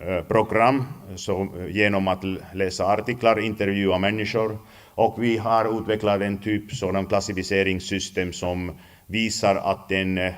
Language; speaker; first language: Swedish; non-native, fluent; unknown